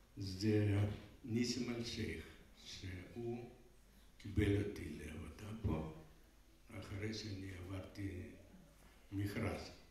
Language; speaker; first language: Hebrew; non-native, fluent; Russian